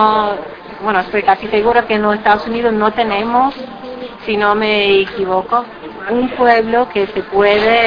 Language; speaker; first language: Spanish; non-native, fluent; English